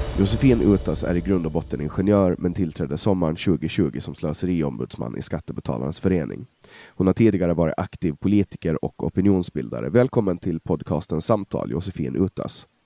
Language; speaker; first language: Swedish; non-native, fluent; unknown